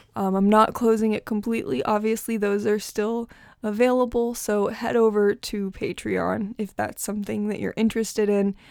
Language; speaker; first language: English; early bilingual, other home language; Portuguese